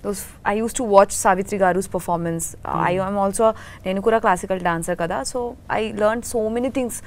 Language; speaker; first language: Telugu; non-native, learner; Bangla